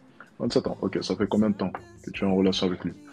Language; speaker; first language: French; native; French